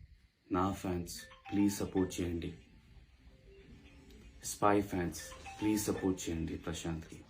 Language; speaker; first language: Telugu; non-native, local second language; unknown